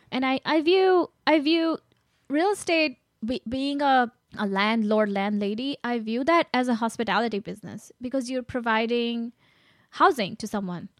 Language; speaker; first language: English; non-native, local second language; Gujarati